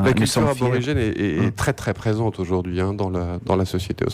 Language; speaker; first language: French; native; French